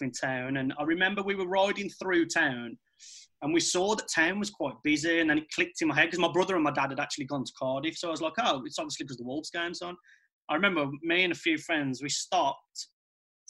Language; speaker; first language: English; native; English